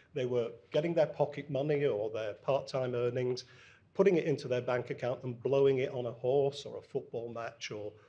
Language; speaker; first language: English; native; English